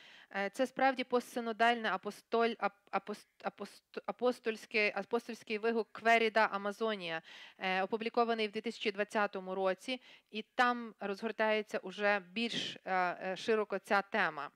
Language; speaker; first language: Ukrainian; native; Ukrainian